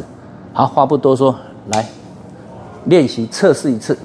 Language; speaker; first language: Chinese; native; Chinese